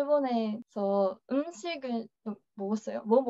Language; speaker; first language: Korean; non-native, learner; Japanese